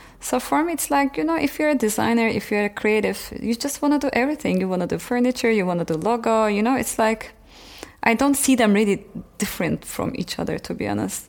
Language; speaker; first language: English; non-native, fluent; Turkish